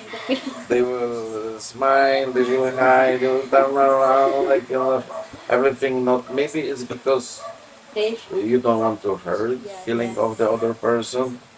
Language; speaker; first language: English; non-native, learner; Polish